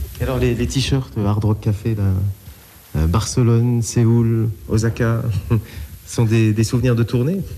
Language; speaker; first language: French; native; French